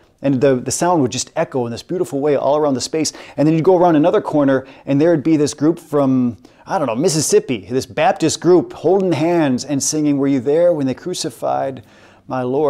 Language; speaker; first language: English; native; English